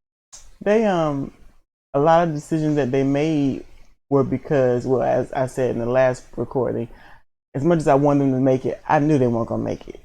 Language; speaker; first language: English; native; English